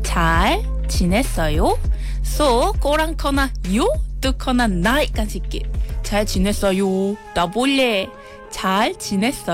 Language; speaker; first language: Korean; non-native, learner; Malay